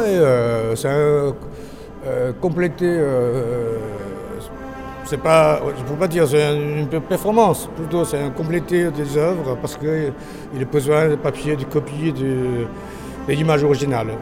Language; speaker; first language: French; non-native, learner; Chinese